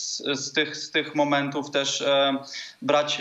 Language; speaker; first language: Polish; early bilingual, heritage; Polish